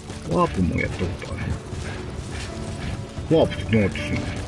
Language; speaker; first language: Japanese; native; Japanese